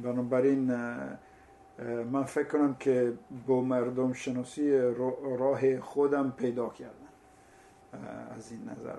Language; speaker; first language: Persian; non-native, fluent; Italian